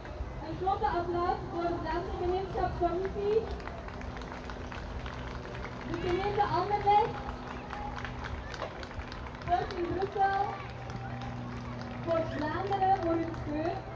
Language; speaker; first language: Dutch; non-native, learner; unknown